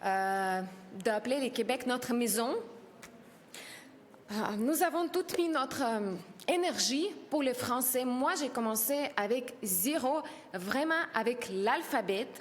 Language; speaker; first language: French; non-native, learner; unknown